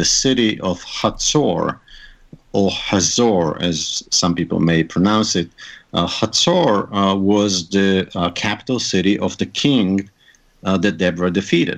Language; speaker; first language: English; non-native, fluent; Hebrew